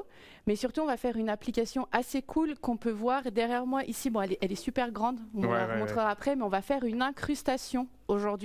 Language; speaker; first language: French; native; French